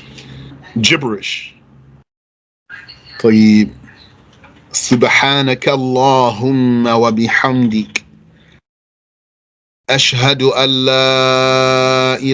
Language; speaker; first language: Arabic; non-native, fluent; English